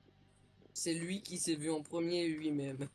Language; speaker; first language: French; native; French